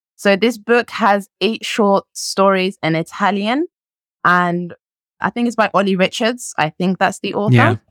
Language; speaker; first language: English; early bilingual, other home language; French